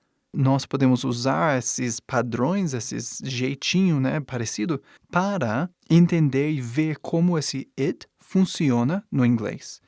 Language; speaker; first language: Portuguese; non-native, fluent; English